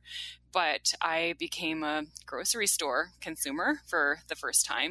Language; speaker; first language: English; native; English